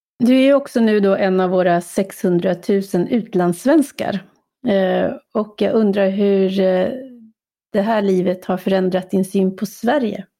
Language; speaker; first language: Swedish; native; Swedish